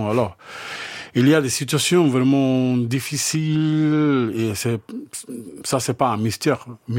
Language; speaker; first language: French; non-native, fluent; Spanish